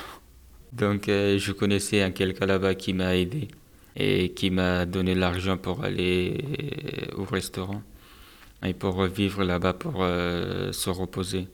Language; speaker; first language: French; non-native, fluent; Persian